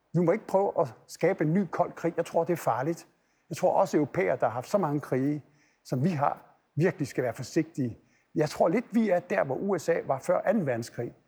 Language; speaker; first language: Danish; native; Danish